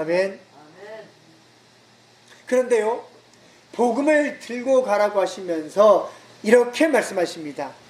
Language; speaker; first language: Korean; native; Korean